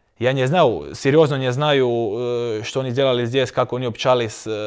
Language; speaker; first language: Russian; non-native, learner; Croatian